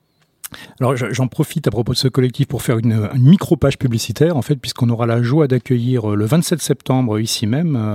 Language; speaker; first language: French; native; French